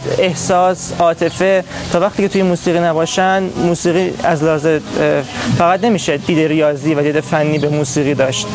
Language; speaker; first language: Persian; non-native, local second language; Azerbaijani